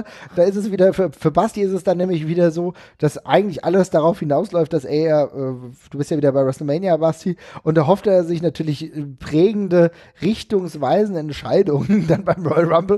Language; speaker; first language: German; native; German